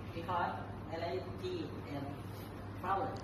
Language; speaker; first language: English; non-native, learner; Thai